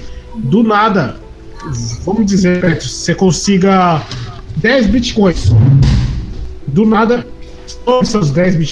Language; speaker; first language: Portuguese; native; Portuguese